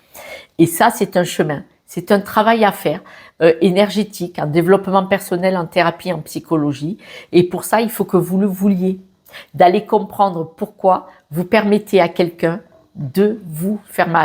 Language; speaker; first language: French; native; French